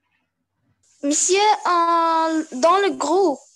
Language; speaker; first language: French; non-native, learner; Arabic